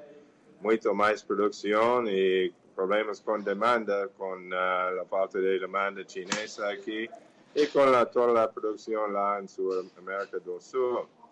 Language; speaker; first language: Portuguese; non-native, fluent; English